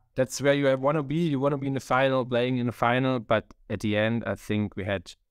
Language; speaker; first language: English; non-native, fluent; German